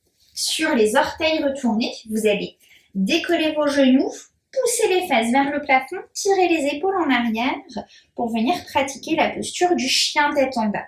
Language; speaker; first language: French; native; French